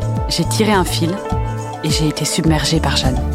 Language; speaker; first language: French; native; French